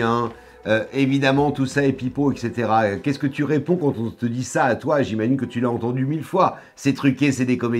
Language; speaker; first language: French; native; French